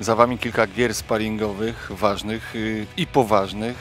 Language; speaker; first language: Polish; native; Polish